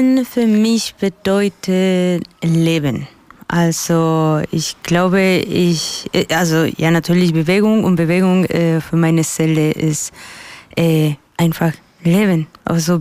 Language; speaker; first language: German; non-native, fluent; Spanish